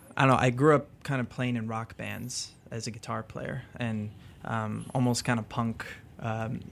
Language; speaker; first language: English; early bilingual, other home language; French